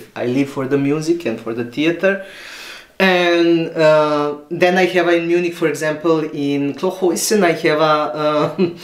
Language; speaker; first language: English; non-native, learner; Serbian